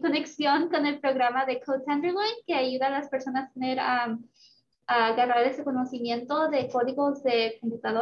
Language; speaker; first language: Spanish; early bilingual, heritage; Spanish